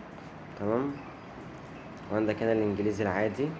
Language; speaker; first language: Arabic; native; Arabic